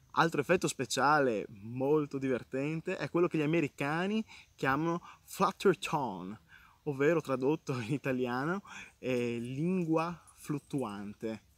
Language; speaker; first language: Italian; native; Italian